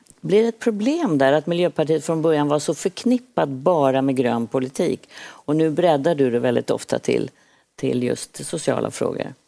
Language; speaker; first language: Swedish; native; Swedish